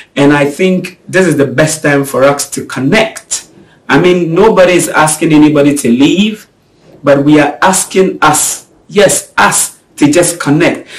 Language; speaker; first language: English; non-native, local second language; Akan